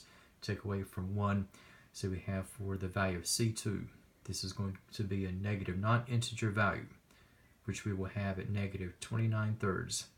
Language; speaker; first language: English; native; English